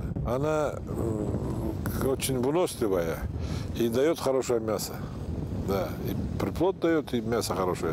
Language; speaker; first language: Russian; non-native, local second language; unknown